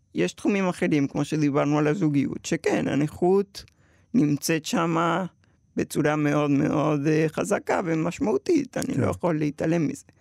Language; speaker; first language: Hebrew; early bilingual, other home language; Spanish